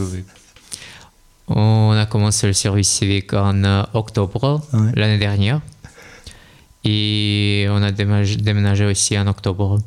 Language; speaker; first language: French; non-native, learner; Russian